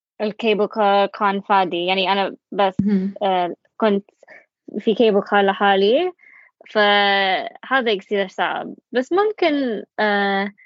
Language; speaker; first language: Arabic; non-native, learner; English